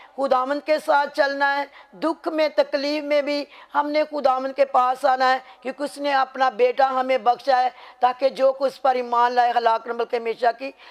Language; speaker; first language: Urdu; non-native, local second language; Punjabi